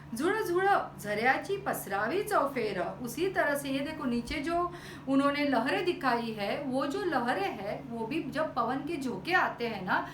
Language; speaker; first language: Hindi; non-native, local second language; Marathi